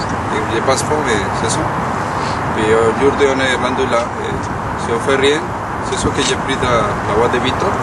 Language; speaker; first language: French; non-native, learner; Spanish